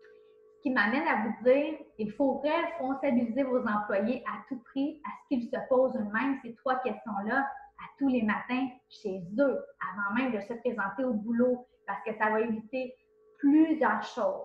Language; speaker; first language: French; native; French